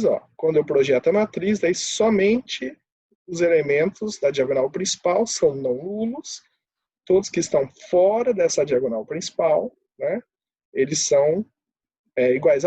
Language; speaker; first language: Portuguese; native; Portuguese